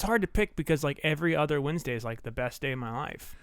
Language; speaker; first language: English; native; English